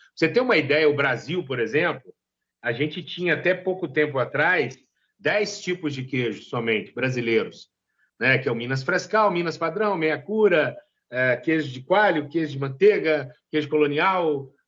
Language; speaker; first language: Portuguese; native; Portuguese